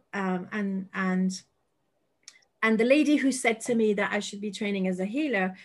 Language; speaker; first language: English; non-native, fluent; French